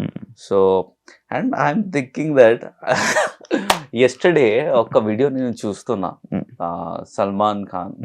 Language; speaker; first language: Telugu; non-native, local second language; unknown